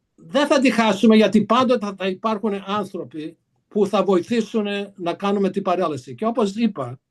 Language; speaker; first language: Greek; early bilingual, heritage; Greek